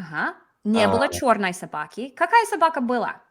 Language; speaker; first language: Russian; non-native, fluent; English